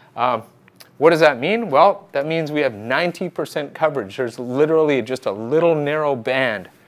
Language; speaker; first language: English; native; English